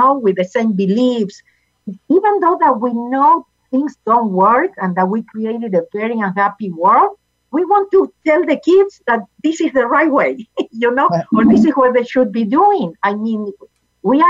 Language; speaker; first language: English; non-native, fluent; Spanish